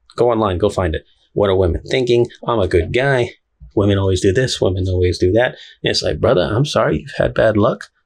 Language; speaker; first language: English; native; English